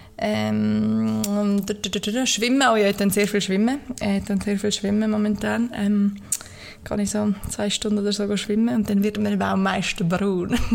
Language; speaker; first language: German; native; German